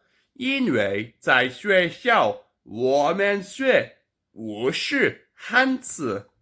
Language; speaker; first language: Chinese; non-native, learner; French